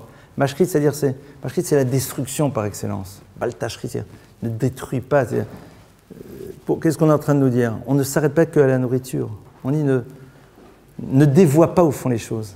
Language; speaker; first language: French; native; French